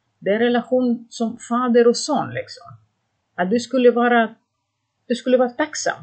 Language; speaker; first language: Swedish; non-native, fluent; Greek